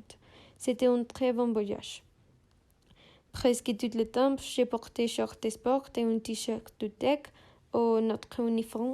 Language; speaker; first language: French; non-native, learner; Spanish